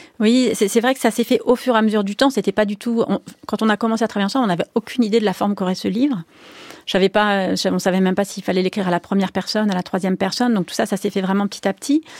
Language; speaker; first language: French; native; French